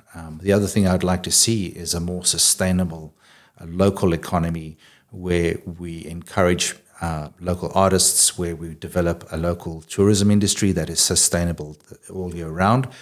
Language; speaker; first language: English; native; English